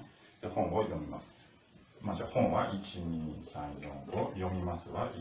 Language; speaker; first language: Japanese; non-native, fluent; Russian